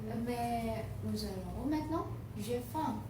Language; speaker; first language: French; non-native, learner; Indonesian